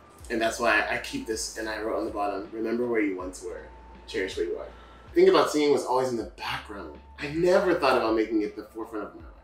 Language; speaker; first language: English; native; English